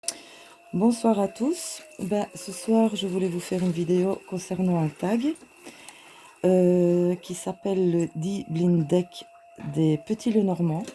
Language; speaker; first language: French; native; French